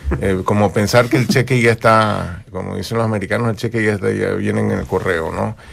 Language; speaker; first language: Spanish; native; Spanish